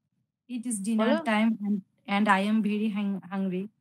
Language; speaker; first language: English; non-native, learner; Bangla